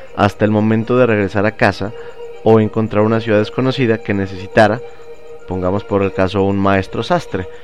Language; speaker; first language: Spanish; native; Spanish